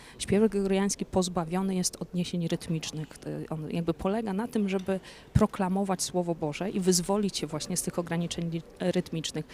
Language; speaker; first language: Polish; native; Polish